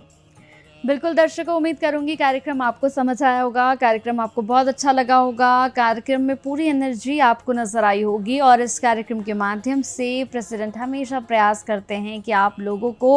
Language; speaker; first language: Hindi; native; Hindi